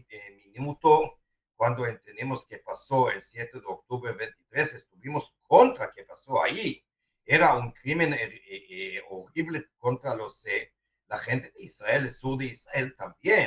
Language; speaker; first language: Spanish; non-native, fluent; Hebrew